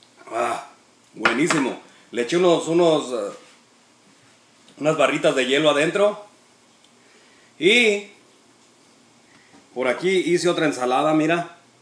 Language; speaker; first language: Spanish; native; Spanish